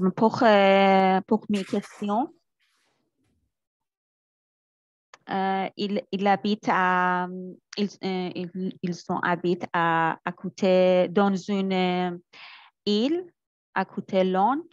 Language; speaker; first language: French; non-native, learner; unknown